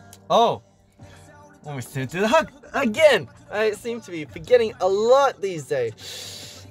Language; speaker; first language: English; early bilingual, other home language; Korean